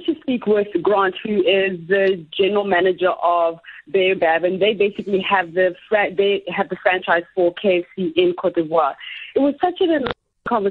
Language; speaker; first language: English; non-native, local second language; Ganda